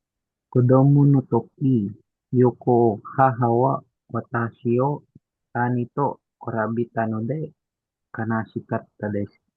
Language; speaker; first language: Japanese; non-native, learner; Filipino